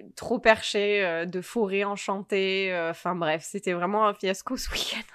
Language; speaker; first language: French; native; French